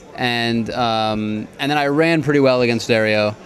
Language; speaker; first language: English; native; English